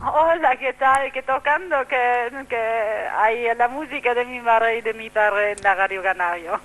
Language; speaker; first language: Spanish; non-native, fluent; German